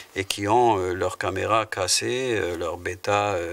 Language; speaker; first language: French; non-native, local second language; Arabic